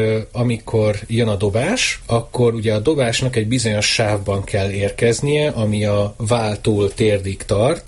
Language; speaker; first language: Hungarian; native; Hungarian